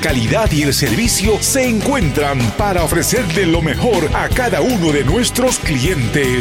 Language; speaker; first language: Spanish; native; Spanish